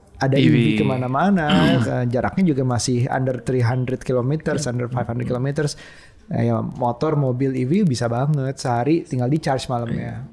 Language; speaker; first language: Indonesian; native; Indonesian